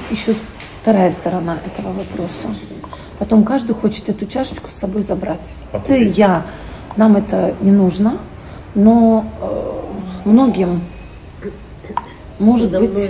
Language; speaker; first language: Russian; native; Russian